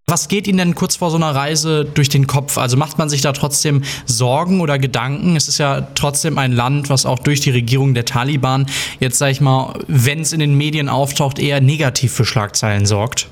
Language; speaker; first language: German; native; German